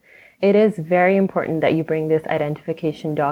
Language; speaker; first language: English; native; English